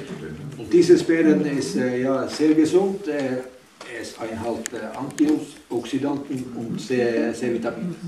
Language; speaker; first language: German; non-native, learner; Northern Sami